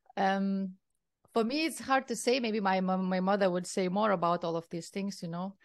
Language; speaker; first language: English; non-native, fluent; Lithuanian